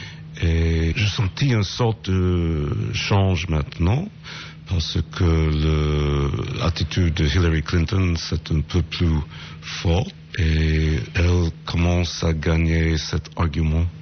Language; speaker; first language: French; non-native, fluent; English